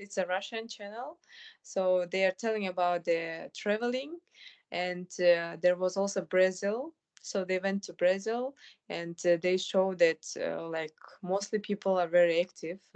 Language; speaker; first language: English; non-native, fluent; Kyrgyz